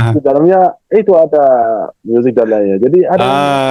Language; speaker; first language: Indonesian; non-native, fluent; Arabic